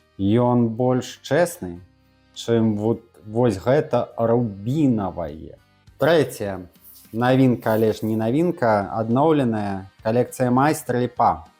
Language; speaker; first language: Belarusian; non-native, local second language; Russian